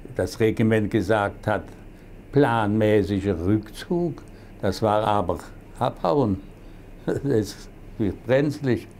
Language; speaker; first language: German; non-native, local second language; Swiss German